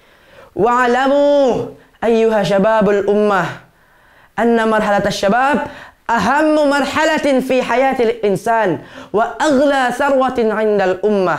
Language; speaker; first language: Arabic; non-native, learner; Indonesian